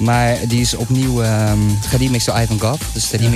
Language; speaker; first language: Dutch; native; Dutch